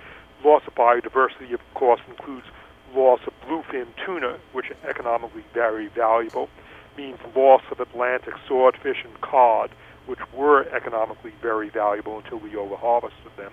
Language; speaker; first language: English; native; English